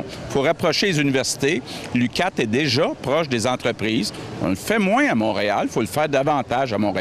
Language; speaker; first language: French; native; French